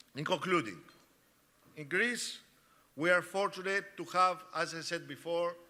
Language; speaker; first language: English; non-native, fluent; Greek